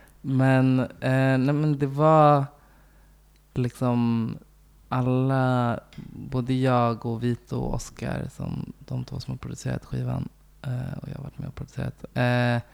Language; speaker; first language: Swedish; native; Swedish